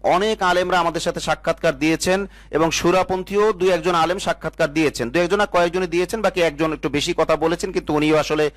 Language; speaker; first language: Bangla; native; Bangla